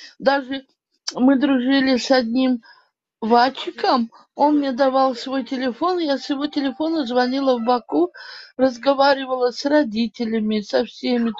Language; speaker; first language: Russian; native; Russian